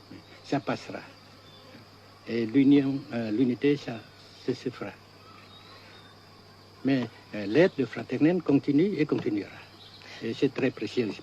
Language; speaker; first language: French; non-native, local second language; Vietnamese